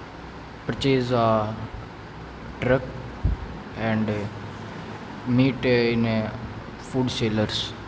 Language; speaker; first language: English; non-native, learner; Haryanvi